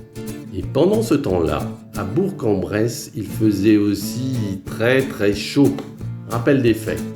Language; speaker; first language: French; native; French